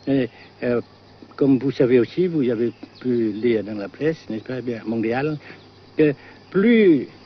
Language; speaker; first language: French; non-native, local second language; Vietnamese